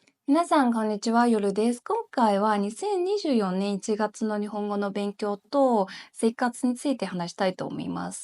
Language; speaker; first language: Japanese; non-native, learner; Chinese